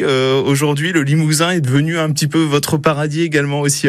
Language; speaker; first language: French; native; French